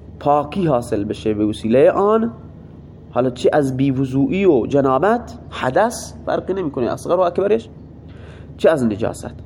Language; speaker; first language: Persian; non-native, local second language; Baluchi